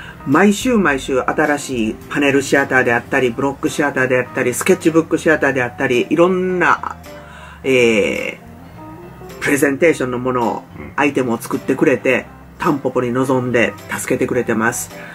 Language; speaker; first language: Japanese; native; Japanese